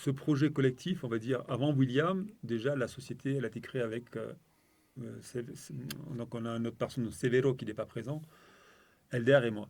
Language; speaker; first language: French; native; French